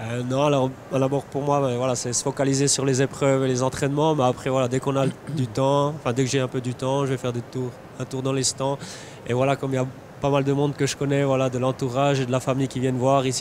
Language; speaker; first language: French; native; French